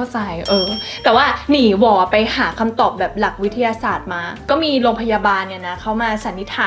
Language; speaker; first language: Thai; native; Thai